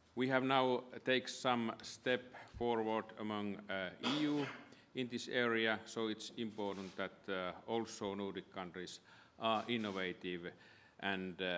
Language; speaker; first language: English; non-native, fluent; Finnish